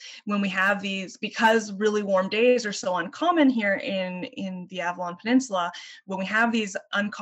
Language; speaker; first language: English; native; English